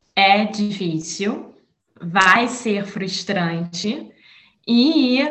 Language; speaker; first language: Portuguese; native; Portuguese